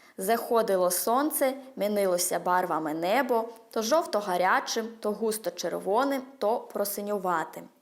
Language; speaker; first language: Ukrainian; early bilingual, heritage; Ukrainian